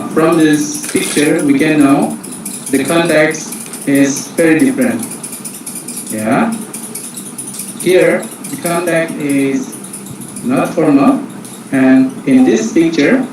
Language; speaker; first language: English; non-native, fluent; Indonesian